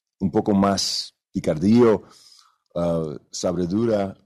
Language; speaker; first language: Spanish; early bilingual, other home language; English